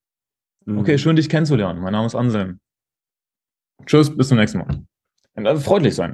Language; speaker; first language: German; native; German